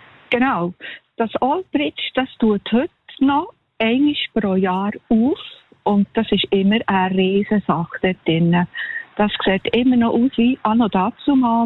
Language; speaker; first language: German; native; German